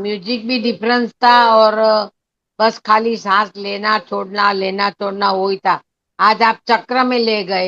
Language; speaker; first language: Hindi; non-native, local second language; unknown